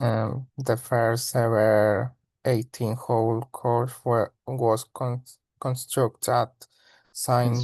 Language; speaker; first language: English; non-native, learner; Spanish